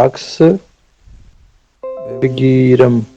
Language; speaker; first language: Persian; non-native, learner; Urdu